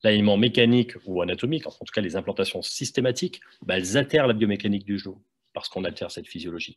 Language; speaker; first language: French; native; French